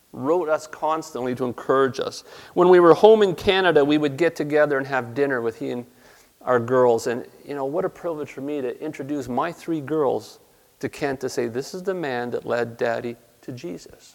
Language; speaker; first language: English; native; English